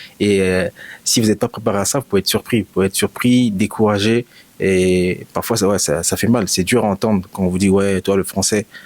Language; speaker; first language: French; native; French